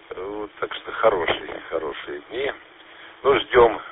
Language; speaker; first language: Russian; native; Russian